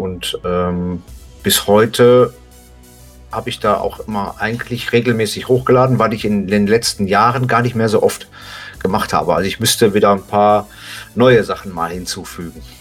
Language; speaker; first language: German; native; German